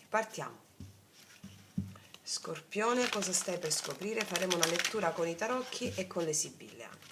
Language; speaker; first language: Italian; native; Italian